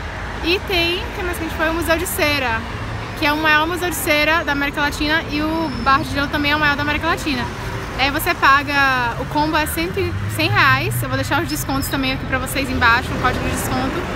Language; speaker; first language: Portuguese; native; Portuguese